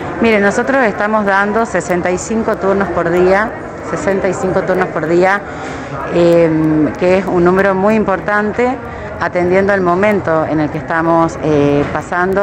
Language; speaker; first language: Spanish; native; Spanish